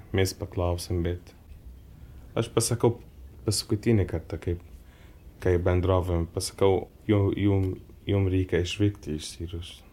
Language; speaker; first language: Lithuanian; non-native, learner; Arabic